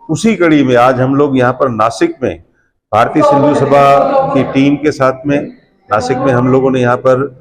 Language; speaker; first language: Hindi; non-native, local second language; Sindhi